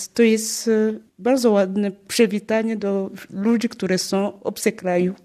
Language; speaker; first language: Polish; non-native, learner; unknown